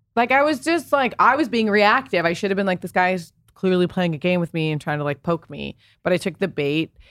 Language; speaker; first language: English; early bilingual, other home language; Italian